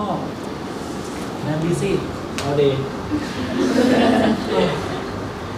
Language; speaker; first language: English; non-native, learner; Thai